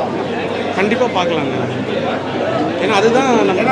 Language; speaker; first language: Tamil; native; Tamil